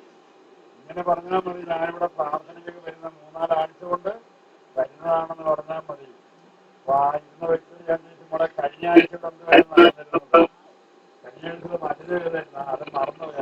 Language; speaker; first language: Malayalam; native; Malayalam